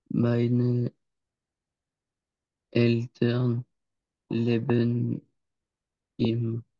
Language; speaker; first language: German; non-native, learner; French